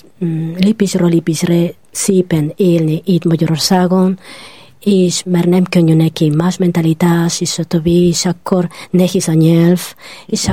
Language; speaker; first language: Hungarian; non-native, learner; Spanish